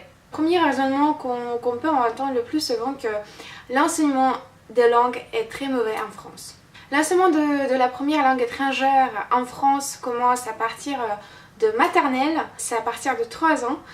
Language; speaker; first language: French; non-native, fluent; Russian